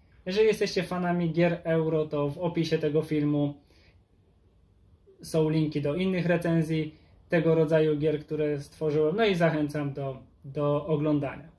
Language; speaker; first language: Polish; native; Polish